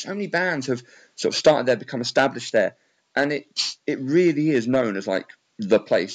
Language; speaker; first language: English; native; English